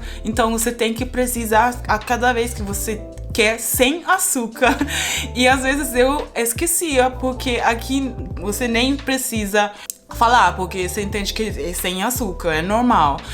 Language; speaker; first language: Portuguese; non-native, fluent; Spanish